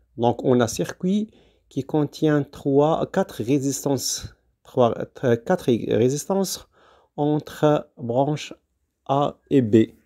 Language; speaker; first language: French; non-native, local second language; Arabic